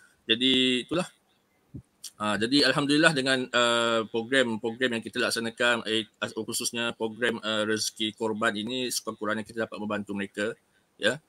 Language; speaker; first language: Malay; native; Malay